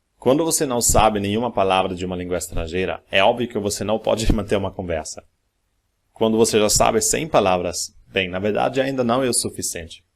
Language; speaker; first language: Portuguese; non-native, fluent; German